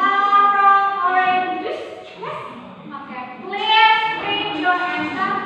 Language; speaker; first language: English; non-native, learner; Indonesian